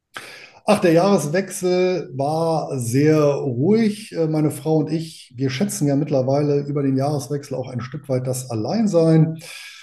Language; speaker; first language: German; native; German